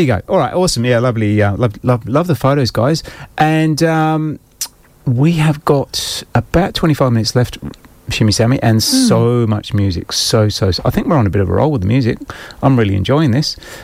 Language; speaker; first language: English; native; English